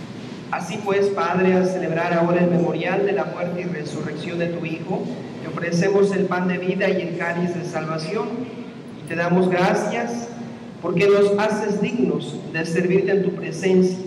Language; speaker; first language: Spanish; native; Spanish